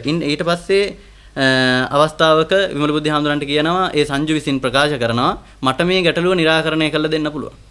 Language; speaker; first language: Sinhala; native; Sinhala